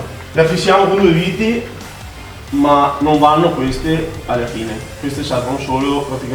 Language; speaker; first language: Italian; native; Italian